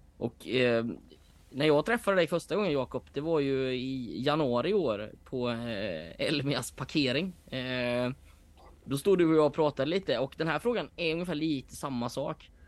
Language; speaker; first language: Swedish; native; Swedish